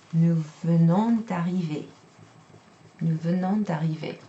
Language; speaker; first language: French; non-native, fluent; English